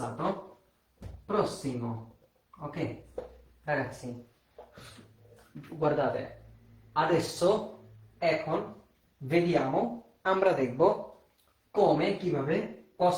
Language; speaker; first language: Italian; non-native, fluent; Bangla